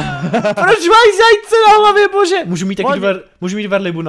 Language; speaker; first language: Czech; native; Czech